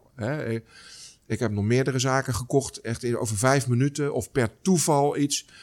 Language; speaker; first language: Dutch; native; Dutch